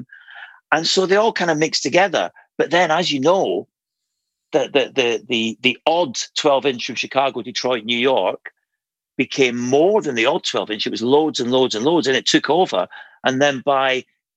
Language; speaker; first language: English; native; English